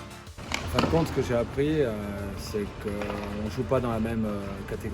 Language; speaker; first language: French; native; French